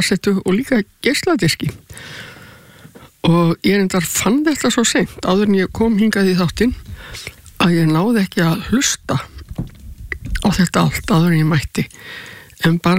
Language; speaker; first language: Icelandic; native; Icelandic